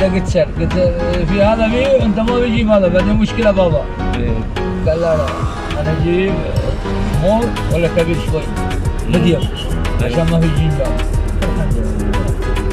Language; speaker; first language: Arabic; non-native, learner; Filipino